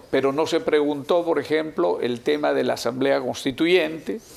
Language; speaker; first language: Spanish; native; Spanish